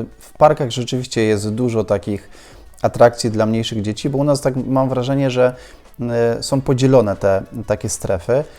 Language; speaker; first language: Polish; native; Polish